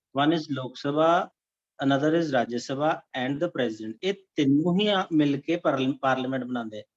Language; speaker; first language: Hindi; non-native, local second language; Punjabi